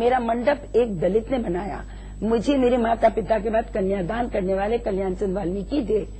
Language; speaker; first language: Hindi; native; Hindi